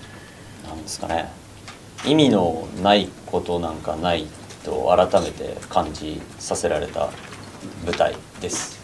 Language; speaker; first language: Japanese; native; Japanese